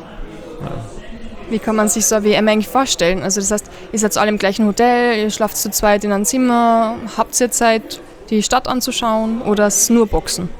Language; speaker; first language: German; native; German